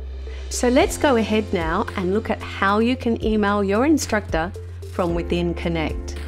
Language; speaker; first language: English; native; English